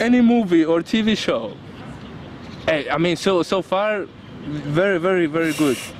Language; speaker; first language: English; non-native, fluent; Spanish